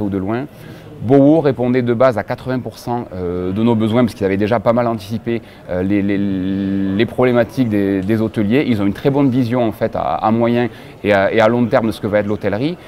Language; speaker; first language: French; native; French